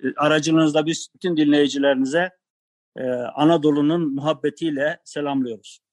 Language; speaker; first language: Turkish; native; Turkish